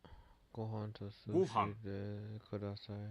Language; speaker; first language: Japanese; non-native, learner; English